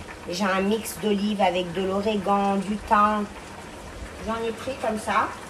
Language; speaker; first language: French; native; French